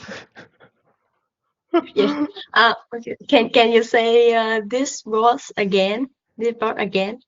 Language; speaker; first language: English; non-native, learner; Vietnamese